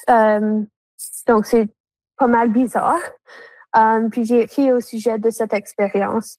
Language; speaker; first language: French; non-native, local second language; English